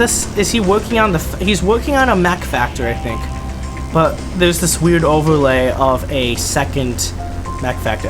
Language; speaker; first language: English; native; English